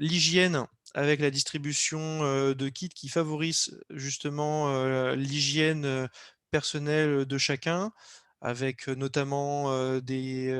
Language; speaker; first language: French; native; French